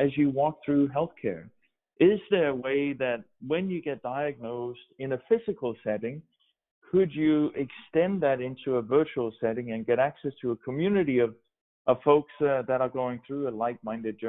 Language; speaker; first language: English; non-native, fluent; Danish